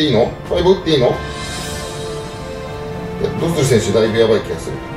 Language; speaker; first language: Japanese; native; Japanese